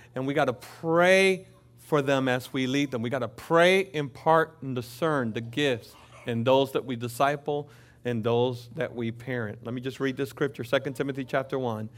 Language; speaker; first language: English; native; English